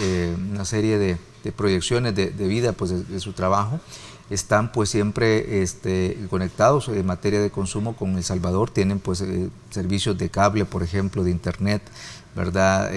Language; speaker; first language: Spanish; native; Spanish